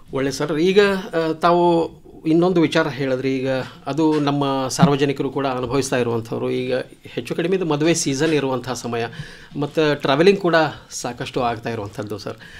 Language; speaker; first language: Kannada; native; Kannada